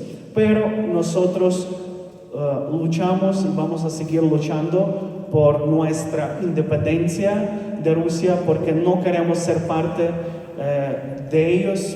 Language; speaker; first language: Spanish; non-native, fluent; Ukrainian